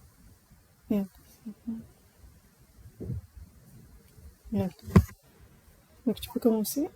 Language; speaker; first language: French; non-native, local second language; Arabic